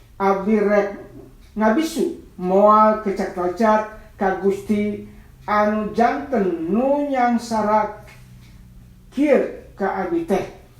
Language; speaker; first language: Sundanese; non-native, local second language; Nias